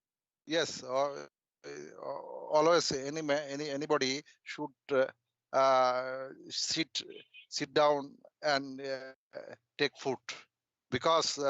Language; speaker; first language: English; non-native, learner; Bangla